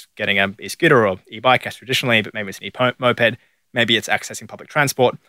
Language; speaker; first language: English; native; English